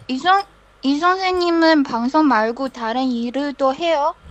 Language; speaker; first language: Korean; non-native, learner; Chinese